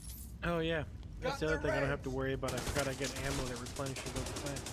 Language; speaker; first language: English; native; English